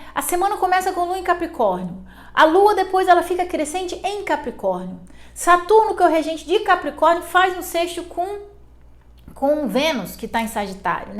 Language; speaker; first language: Portuguese; native; Portuguese